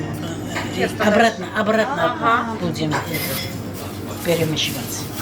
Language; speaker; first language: Russian; non-native, learner; Georgian